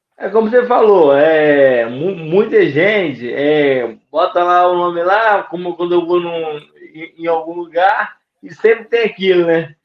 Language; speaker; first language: Portuguese; native; Portuguese